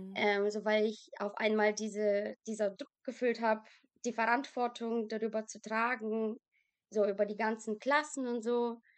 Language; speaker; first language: German; non-native, fluent; Bulgarian